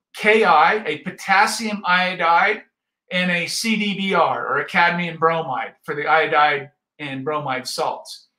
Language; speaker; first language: English; native; English